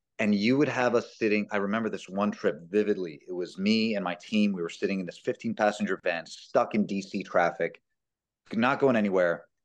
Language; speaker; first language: English; early bilingual, other home language; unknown